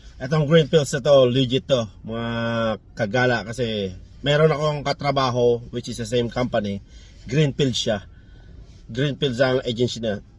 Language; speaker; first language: Filipino; native; Filipino